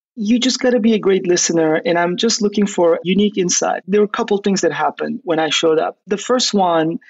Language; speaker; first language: English; non-native, fluent; Turkish